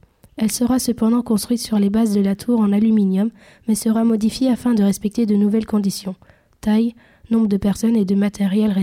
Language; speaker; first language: French; native; French